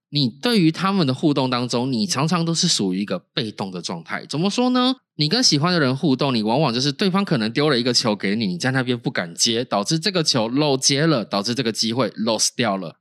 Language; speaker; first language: Chinese; native; Chinese